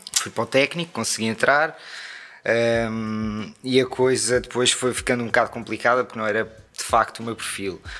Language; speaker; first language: Portuguese; native; Portuguese